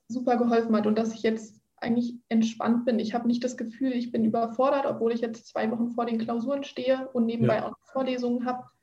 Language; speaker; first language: German; native; German